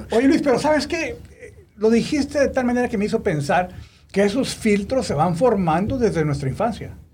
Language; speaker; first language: Spanish; native; Spanish